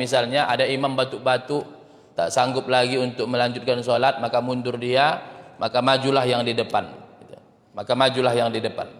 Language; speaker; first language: Indonesian; native; Indonesian